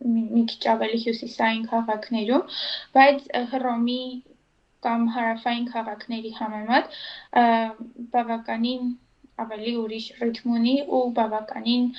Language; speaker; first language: Armenian; native; Armenian